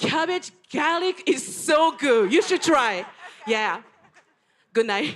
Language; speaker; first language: English; non-native, learner; Japanese